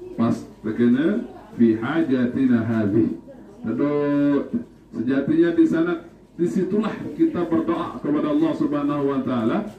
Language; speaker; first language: Malay; non-native, local second language; Sasak